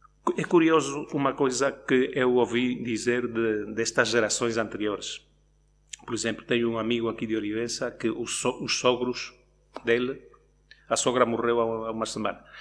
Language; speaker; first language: Portuguese; non-native, local second language; Spanish